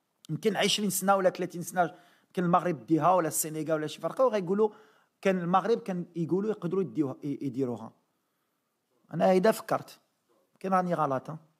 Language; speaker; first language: Arabic; early bilingual, heritage; Arabic